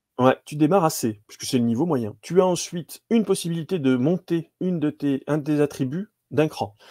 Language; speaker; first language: French; native; French